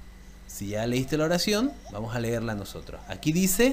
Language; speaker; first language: Spanish; native; Spanish